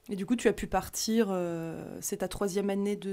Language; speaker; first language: French; native; French